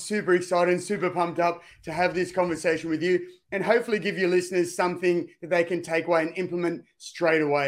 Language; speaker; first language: English; native; English